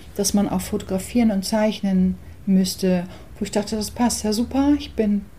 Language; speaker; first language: German; early bilingual, other home language; English